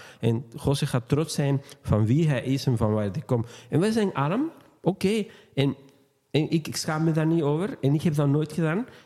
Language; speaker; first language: Dutch; non-native, fluent; Spanish